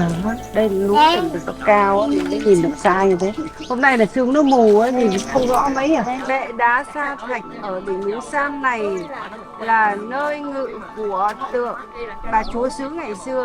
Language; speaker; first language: Vietnamese; native; Vietnamese